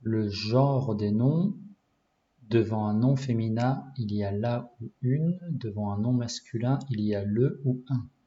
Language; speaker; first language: French; non-native, learner; Japanese